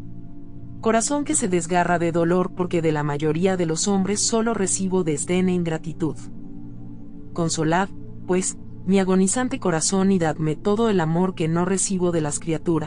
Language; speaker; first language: Spanish; native; Spanish